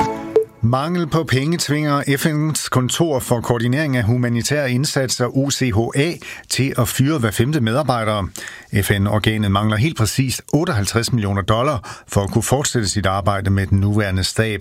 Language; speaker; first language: Danish; native; Danish